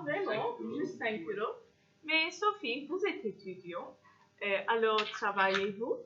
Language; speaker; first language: French; non-native, fluent; English